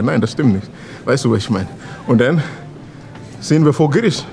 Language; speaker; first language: German; non-native, learner; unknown